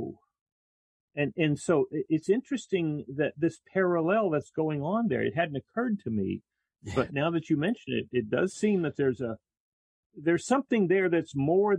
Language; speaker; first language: English; native; English